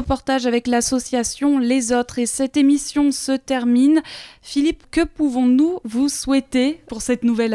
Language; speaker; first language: French; native; French